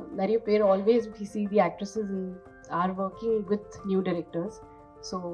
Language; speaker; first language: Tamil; non-native, fluent; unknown